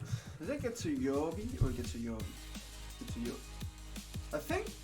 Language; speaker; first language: Japanese; non-native, learner; English